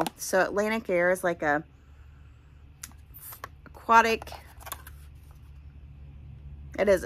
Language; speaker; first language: English; native; English